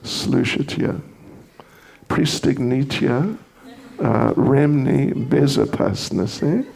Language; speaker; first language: Russian; non-native, fluent; English